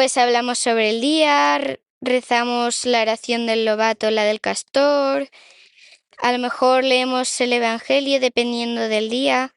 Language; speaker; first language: Spanish; native; Spanish